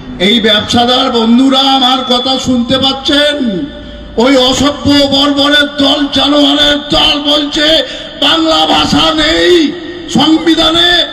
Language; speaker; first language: Bangla; non-native, local second language; Santali